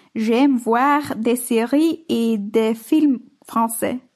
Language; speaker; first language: French; non-native, learner; Dutch